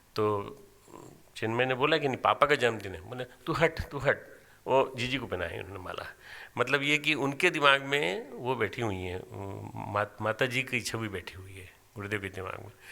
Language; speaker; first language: Hindi; native; Hindi